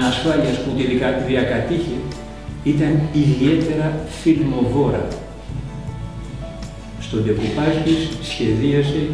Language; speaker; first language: Greek; native; Greek